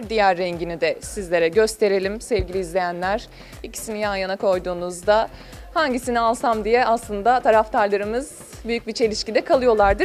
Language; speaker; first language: Turkish; native; Turkish